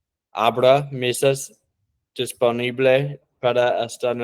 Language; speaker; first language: Spanish; non-native, learner; English